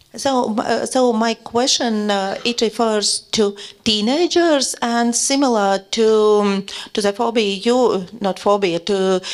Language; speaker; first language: English; non-native, fluent; Latvian